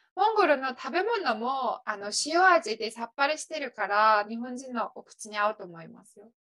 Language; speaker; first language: Japanese; non-native, fluent; Mongolian